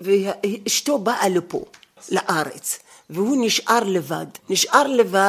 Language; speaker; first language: Hebrew; non-native, fluent; Arabic